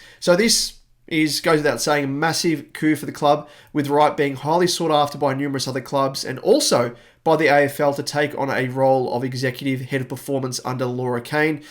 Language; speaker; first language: English; native; English